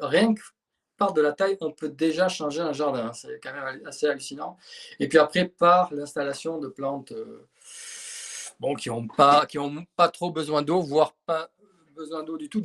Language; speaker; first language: French; native; French